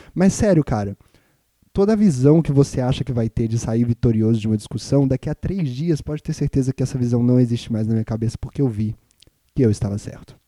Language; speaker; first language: Portuguese; native; Portuguese